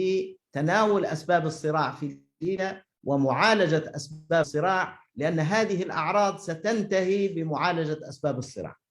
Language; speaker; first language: Arabic; native; Arabic